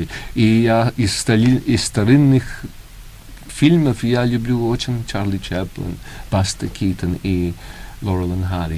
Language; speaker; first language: Russian; early bilingual, heritage; Russian